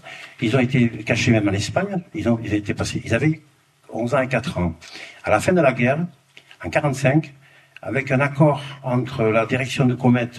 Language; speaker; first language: French; native; French